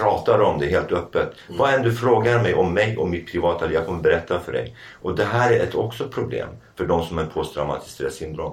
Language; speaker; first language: Swedish; non-native, fluent; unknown